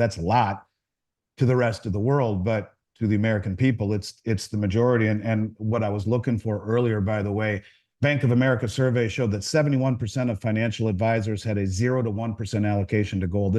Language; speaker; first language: English; native; English